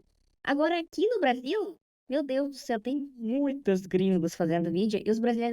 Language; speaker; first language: Portuguese; non-native, fluent; Russian